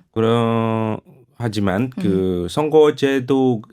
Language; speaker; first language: Korean; non-native, fluent; Burmese